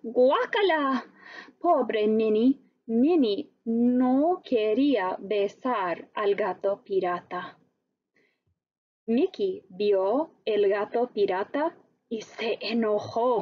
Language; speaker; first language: Spanish; non-native, fluent; English